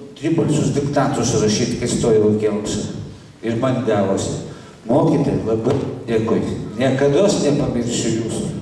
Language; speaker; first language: Lithuanian; native; Lithuanian